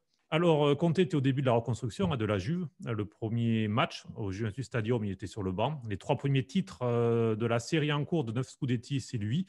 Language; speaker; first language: French; native; French